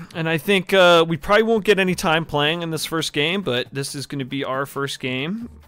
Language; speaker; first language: English; native; English